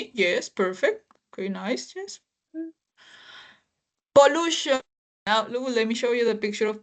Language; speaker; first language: English; non-native, fluent; Spanish